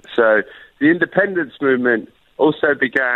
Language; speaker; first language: English; native; English